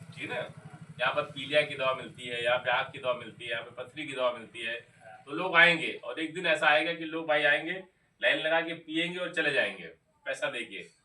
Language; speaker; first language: Hindi; native; Hindi